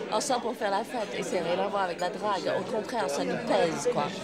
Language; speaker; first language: French; non-native, fluent; Spanish